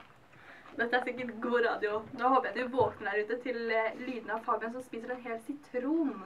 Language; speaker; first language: Norwegian; native; Norwegian